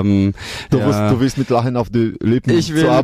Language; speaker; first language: German; non-native, learner; Polish